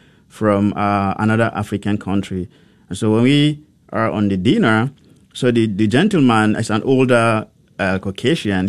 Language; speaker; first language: English; non-native, local second language; Hausa